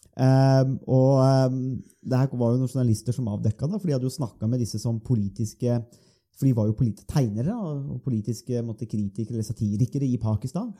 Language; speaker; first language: Norwegian; native; Norwegian